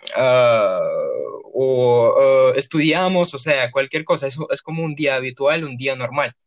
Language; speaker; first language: Spanish; non-native, fluent; Russian